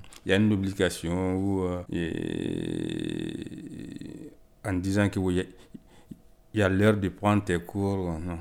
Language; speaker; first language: French; non-native, local second language; Bambara